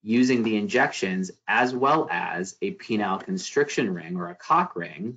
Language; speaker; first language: English; native; English